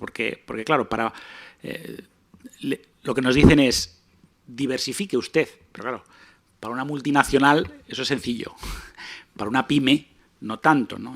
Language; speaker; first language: Spanish; native; Spanish